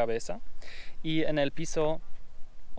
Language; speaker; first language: Spanish; non-native, learner; German